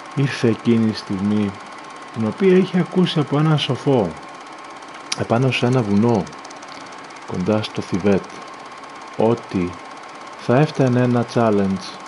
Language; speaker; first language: Greek; native; Greek